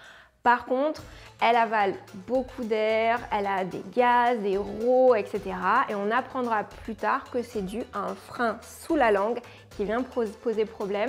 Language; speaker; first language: French; native; French